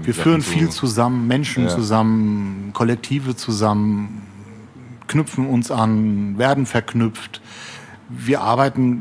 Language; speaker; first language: German; native; German